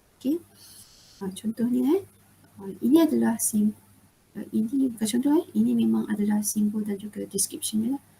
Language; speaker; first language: Malay; native; Malay